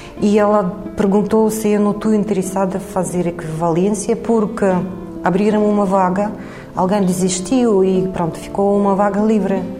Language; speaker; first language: Portuguese; non-native, fluent; Russian